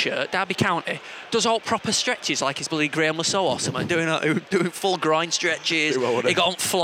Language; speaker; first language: English; native; English